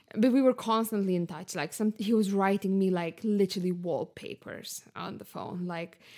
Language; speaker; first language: English; non-native, fluent; Lithuanian